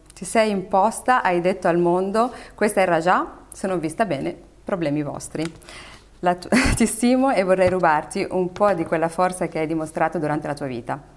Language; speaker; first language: Italian; early bilingual, other home language; Arabic